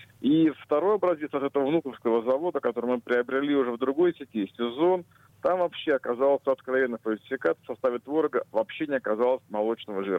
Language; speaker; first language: Russian; native; Russian